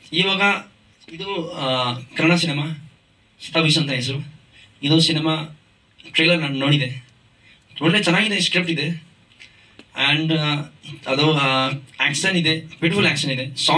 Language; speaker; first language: Kannada; non-native, learner; Hindi